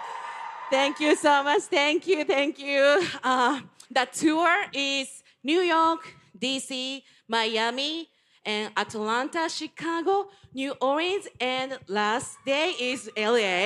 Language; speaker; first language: English; non-native, learner; Japanese